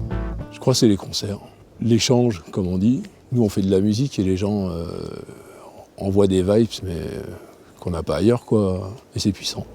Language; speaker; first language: French; native; French